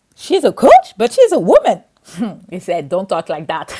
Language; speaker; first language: English; non-native, fluent; French